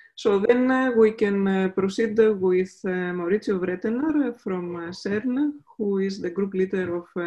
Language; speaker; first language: English; non-native, fluent; Greek